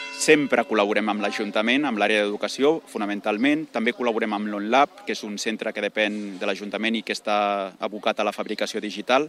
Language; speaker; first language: Catalan; native; Catalan